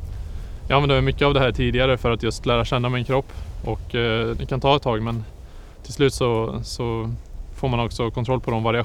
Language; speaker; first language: Swedish; native; Swedish